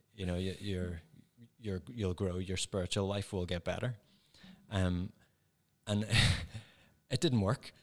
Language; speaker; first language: English; native; English